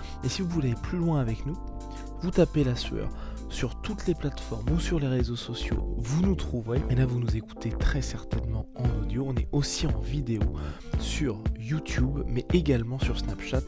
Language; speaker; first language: French; native; French